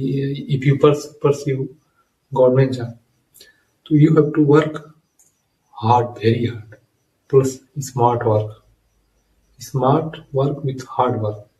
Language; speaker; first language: English; non-native, learner; Hindi